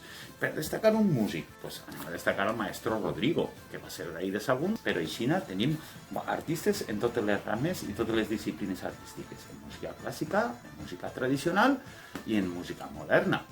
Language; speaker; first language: Catalan; native; Catalan